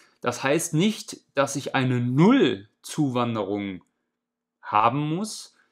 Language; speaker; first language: German; native; German